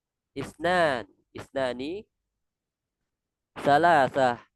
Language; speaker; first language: Arabic; non-native, fluent; Indonesian